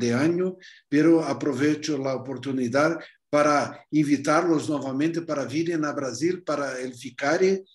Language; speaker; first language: Spanish; non-native, fluent; Portuguese